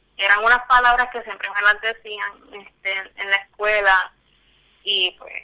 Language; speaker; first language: Spanish; native; Spanish